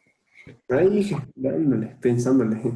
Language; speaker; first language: Spanish; native; Spanish